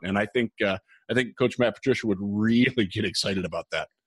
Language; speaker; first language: English; native; English